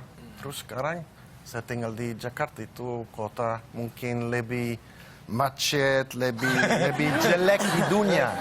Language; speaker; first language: Indonesian; non-native, learner; Dutch